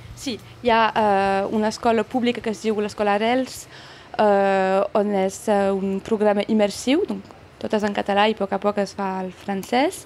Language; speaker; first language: Catalan; non-native, local second language; French